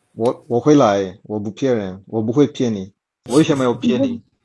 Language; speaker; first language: Chinese; non-native, learner; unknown